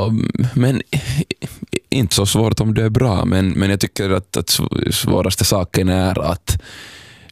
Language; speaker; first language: Swedish; non-native, local second language; Somali